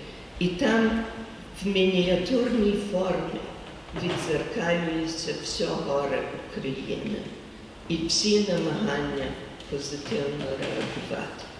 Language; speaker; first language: Ukrainian; early bilingual, heritage; Ukrainian